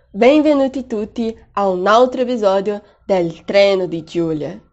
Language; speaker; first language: Italian; non-native, learner; Portuguese